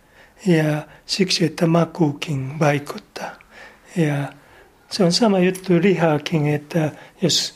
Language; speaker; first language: Finnish; non-native, learner; Japanese